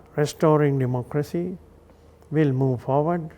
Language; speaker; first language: English; non-native, local second language; Sinhala